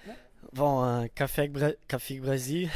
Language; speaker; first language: French; non-native, learner; Portuguese